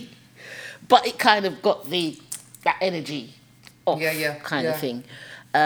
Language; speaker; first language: English; native; English